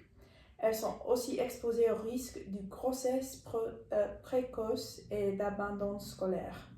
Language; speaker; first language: French; non-native, learner; English